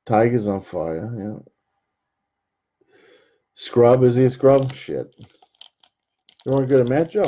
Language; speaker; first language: English; native; English